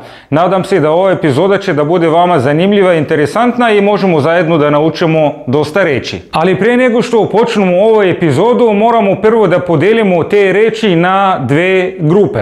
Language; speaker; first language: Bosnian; non-native, fluent; Arabic